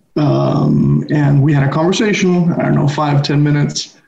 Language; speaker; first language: English; non-native, fluent; Spanish